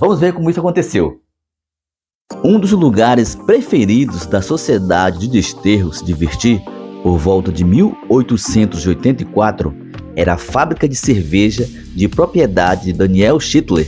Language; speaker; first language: Portuguese; native; Portuguese